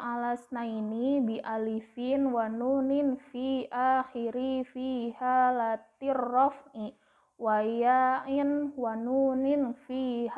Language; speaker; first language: Arabic; non-native, learner; Indonesian